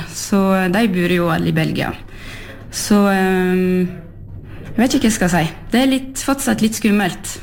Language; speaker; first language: Norwegian; early bilingual, heritage; French